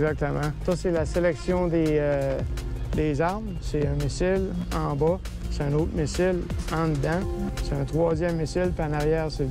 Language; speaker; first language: French; native; French